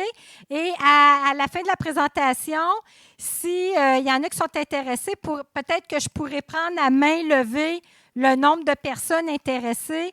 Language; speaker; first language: French; native; French